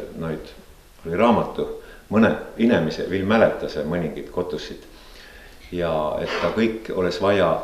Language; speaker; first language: Estonian; native; Estonian